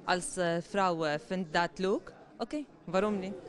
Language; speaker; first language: Dutch; non-native, learner; Arabic